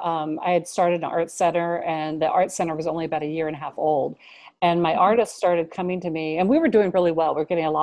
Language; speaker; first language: English; native; English